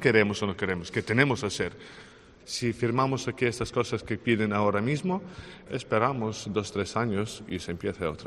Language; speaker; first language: Spanish; non-native, learner; Ukrainian